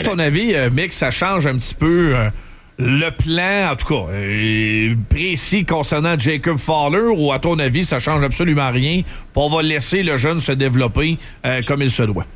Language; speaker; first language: French; native; French